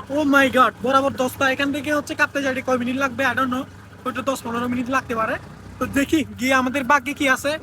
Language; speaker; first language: Bangla; native; Bangla